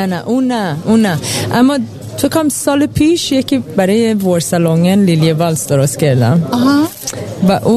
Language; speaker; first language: Persian; early bilingual, heritage; Persian